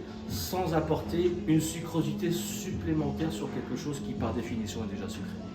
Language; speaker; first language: French; native; French